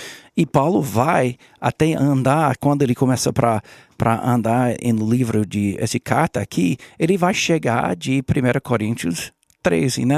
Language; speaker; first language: Portuguese; non-native, learner; English